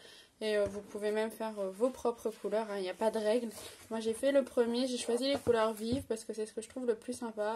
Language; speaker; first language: French; native; French